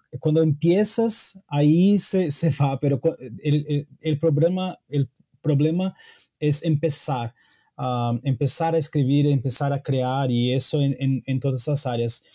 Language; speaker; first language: Spanish; non-native, fluent; Portuguese